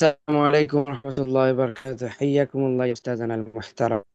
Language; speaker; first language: Arabic; non-native, learner; Bangla